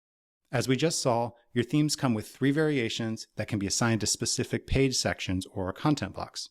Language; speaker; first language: English; native; English